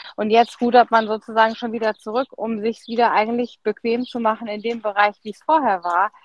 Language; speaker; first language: German; native; German